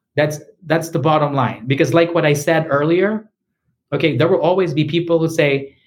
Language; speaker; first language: English; native; English